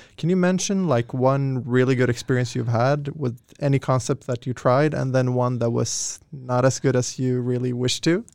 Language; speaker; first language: English; non-native, fluent; Swedish